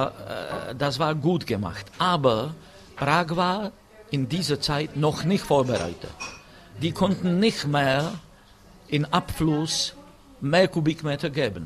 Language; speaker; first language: German; non-native, fluent; Czech